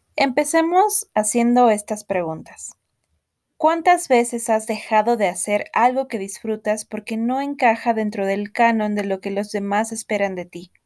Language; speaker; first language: Spanish; native; Spanish